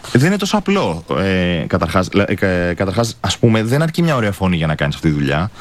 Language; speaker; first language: Greek; native; Greek